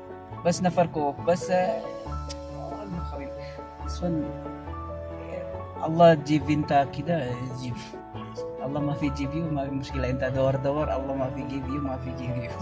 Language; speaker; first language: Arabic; non-native, learner; Filipino